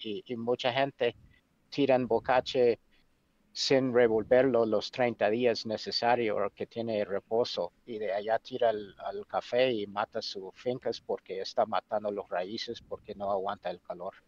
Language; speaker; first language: Spanish; non-native, fluent; English